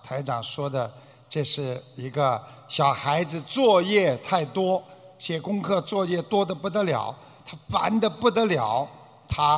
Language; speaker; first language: Chinese; native; Chinese